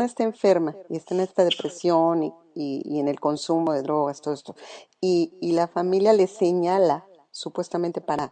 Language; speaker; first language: Spanish; native; Spanish